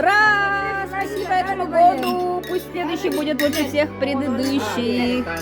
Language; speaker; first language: Russian; non-native, local second language; Yakut